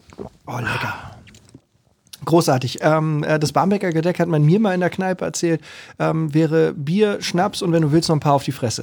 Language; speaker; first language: German; native; German